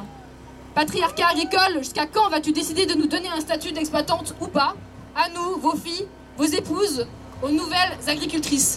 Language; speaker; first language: French; native; French